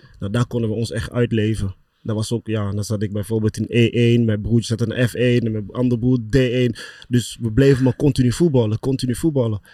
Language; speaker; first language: Dutch; early bilingual, other home language; Lingala